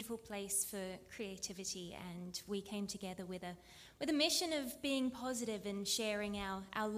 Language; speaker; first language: English; native; English